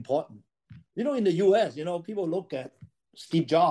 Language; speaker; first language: English; non-native, local second language; Cantonese